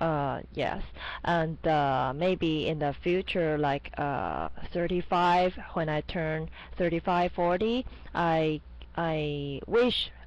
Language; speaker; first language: English; non-native, fluent; Chinese